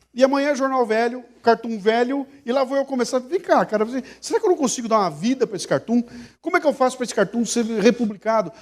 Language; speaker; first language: Portuguese; native; Portuguese